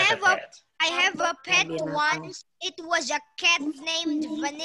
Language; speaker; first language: English; non-native, learner; Indonesian